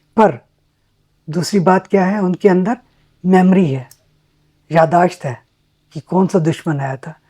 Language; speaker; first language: Hindi; native; Hindi